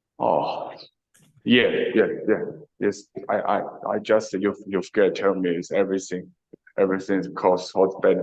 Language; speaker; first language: English; non-native, learner; Chinese